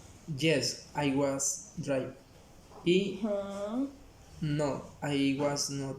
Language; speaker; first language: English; non-native, learner; Spanish